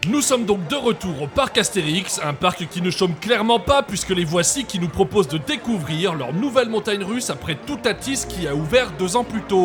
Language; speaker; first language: French; native; French